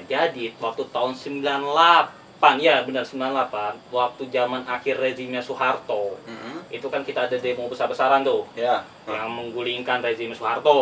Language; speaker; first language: Indonesian; native; Indonesian